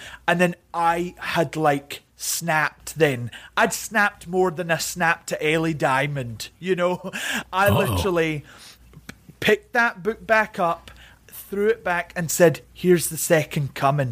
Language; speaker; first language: English; native; English